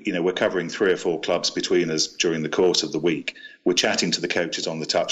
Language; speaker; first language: English; native; English